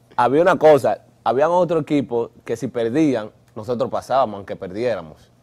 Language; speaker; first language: Spanish; native; Spanish